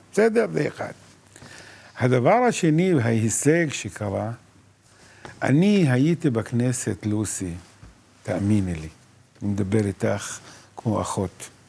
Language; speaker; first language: Hebrew; non-native, local second language; Arabic